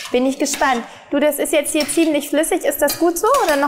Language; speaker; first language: German; native; German